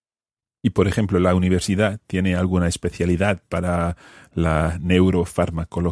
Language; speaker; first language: Spanish; non-native, fluent; English